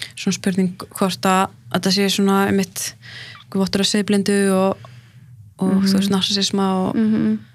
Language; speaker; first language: Icelandic; native; Icelandic